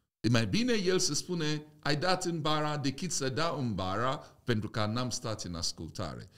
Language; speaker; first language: Romanian; non-native, fluent; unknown